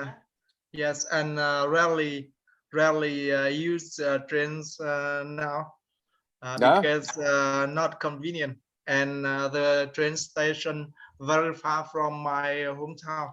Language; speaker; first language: English; non-native, learner; Vietnamese